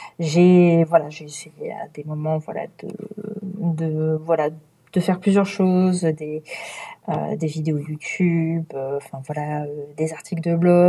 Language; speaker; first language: French; native; French